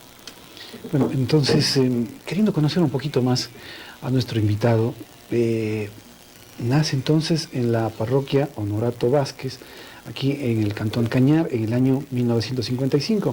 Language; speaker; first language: Spanish; native; Spanish